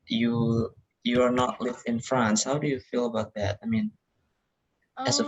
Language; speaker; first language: English; non-native, learner; Indonesian